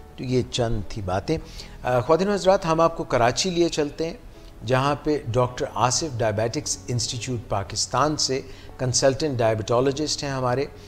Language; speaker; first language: Urdu; native; Urdu